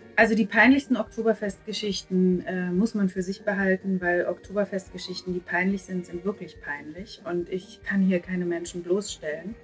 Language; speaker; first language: German; native; German